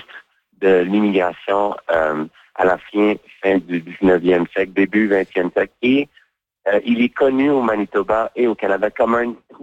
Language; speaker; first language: French; native; French